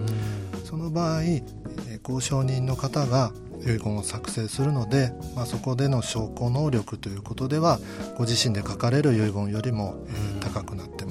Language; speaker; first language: Japanese; native; Japanese